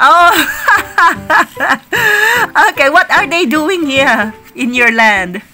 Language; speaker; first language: English; non-native, fluent; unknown